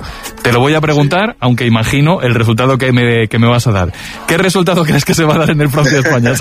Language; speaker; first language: Spanish; native; Spanish